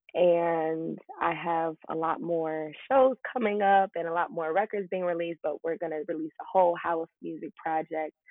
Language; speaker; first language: English; native; English